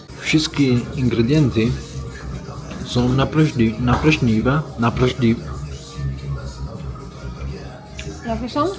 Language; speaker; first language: Polish; non-native, learner; Italian